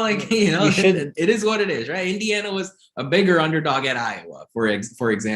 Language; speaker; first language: English; native; English